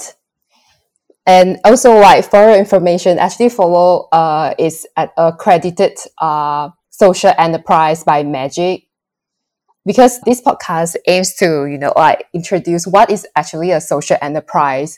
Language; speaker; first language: English; non-native, local second language; Chinese